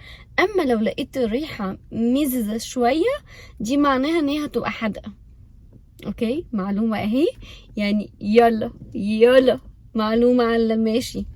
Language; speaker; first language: Arabic; native; Arabic